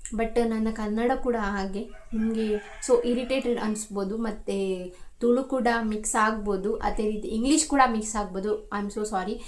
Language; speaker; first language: Kannada; non-native, local second language; Tulu